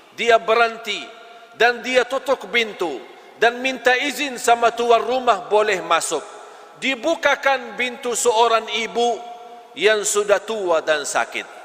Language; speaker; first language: Malay; non-native, fluent; Arabic